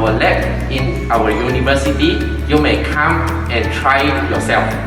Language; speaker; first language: English; non-native, local second language; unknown